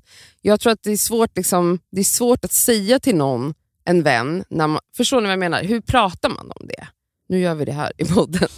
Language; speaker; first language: Swedish; native; Swedish